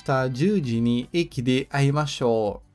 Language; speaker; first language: Japanese; non-native, learner; Portuguese